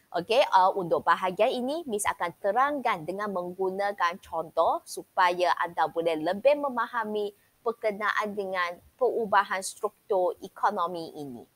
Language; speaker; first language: Malay; non-native, local second language; Chinese